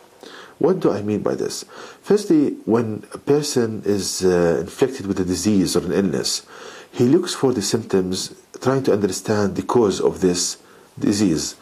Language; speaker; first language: English; non-native, fluent; Arabic